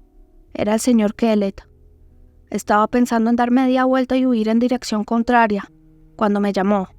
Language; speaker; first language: Spanish; native; Spanish